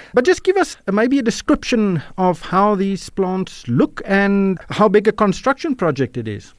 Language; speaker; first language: English; non-native, local second language; Afrikaans